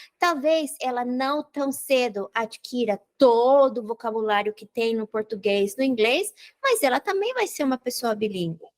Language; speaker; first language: Portuguese; non-native, fluent; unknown